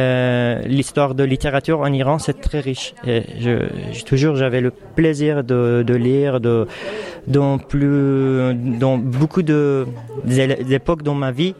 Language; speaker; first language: French; non-native, fluent; Persian